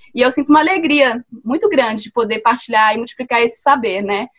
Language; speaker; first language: Portuguese; native; Portuguese